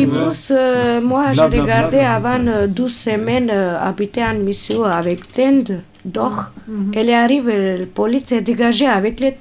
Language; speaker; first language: French; non-native, learner; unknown